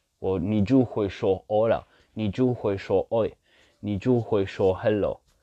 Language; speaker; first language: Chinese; non-native, learner; French